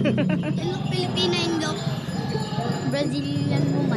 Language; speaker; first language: English; non-native, local second language; Filipino